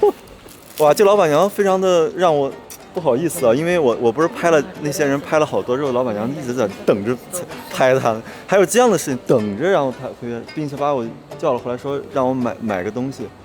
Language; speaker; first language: Chinese; native; Chinese